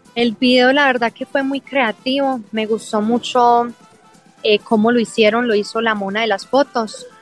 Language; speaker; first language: Spanish; early bilingual, heritage; English